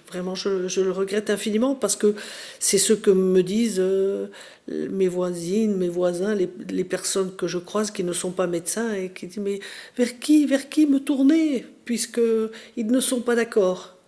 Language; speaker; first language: French; native; French